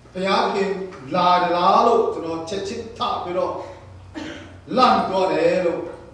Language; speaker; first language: Burmese; non-native, local second language; Tedim Chin